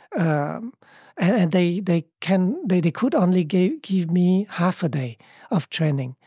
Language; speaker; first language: English; early bilingual, other home language; Vietnamese